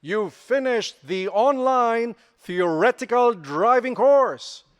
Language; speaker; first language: English; non-native, local second language; Filipino